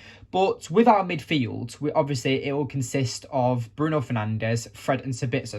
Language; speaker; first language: English; native; English